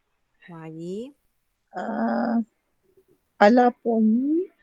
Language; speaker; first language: Chinese; non-native, learner; Malay